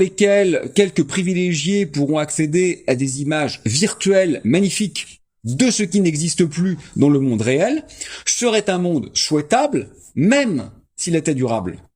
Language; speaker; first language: French; native; French